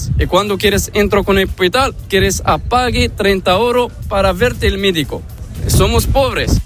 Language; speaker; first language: Spanish; non-native, learner; Arabic